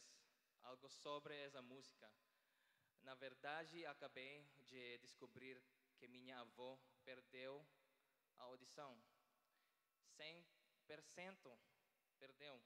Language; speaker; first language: Portuguese; non-native, learner; Filipino